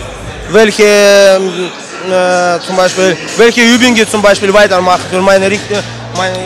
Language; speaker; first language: German; non-native, learner; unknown